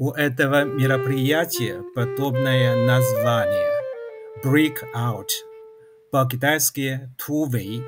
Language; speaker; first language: Russian; non-native, fluent; Chinese